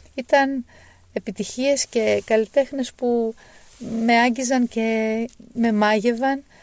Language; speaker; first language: Greek; native; Greek